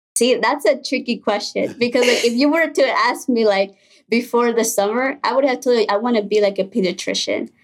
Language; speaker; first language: English; early bilingual, other home language; Spanish